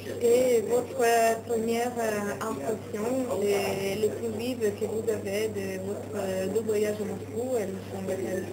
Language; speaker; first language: French; non-native, fluent; Russian